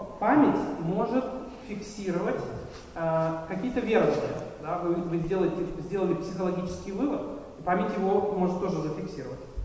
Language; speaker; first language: Russian; native; Russian